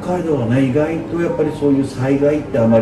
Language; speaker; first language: Japanese; native; Japanese